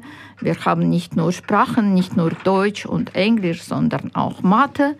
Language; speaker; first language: German; non-native, fluent; Ukrainian